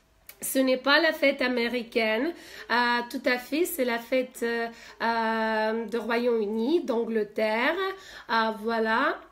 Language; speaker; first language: French; non-native, fluent; Russian